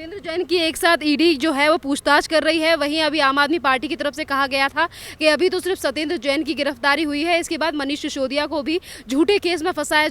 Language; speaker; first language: Hindi; native; Hindi